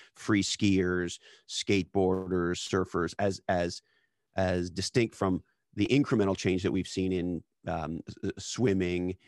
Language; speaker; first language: English; native; English